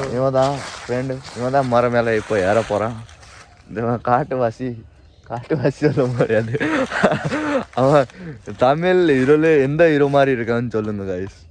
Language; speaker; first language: Tamil; non-native, learner; Nepali